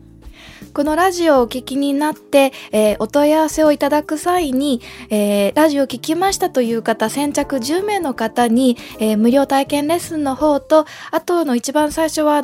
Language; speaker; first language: Japanese; native; Japanese